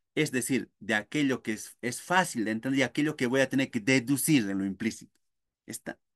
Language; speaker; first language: Spanish; non-native, local second language; Quechua